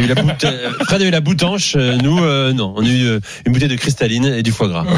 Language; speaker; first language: French; native; French